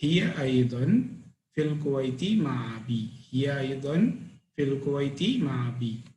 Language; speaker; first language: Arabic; non-native, fluent; Tamil